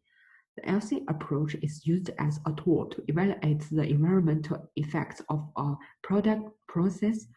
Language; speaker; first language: English; non-native, fluent; Chinese